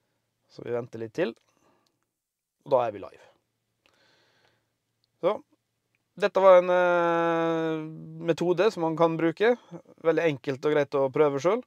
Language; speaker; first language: Norwegian; native; Norwegian